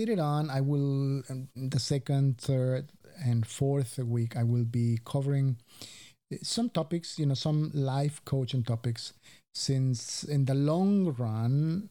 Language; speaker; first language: English; non-native, fluent; Spanish